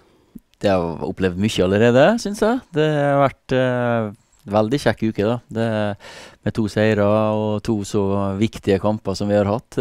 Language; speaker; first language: Norwegian; native; Norwegian